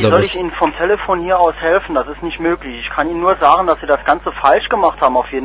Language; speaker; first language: German; native; German